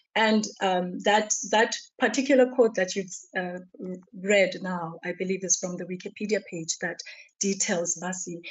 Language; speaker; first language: English; non-native, local second language; Xhosa